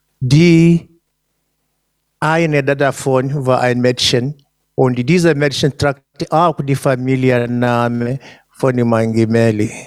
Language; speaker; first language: German; non-native, fluent; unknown